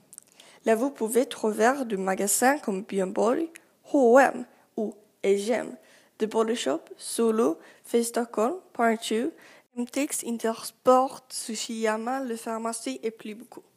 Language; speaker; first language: French; non-native, learner; Swedish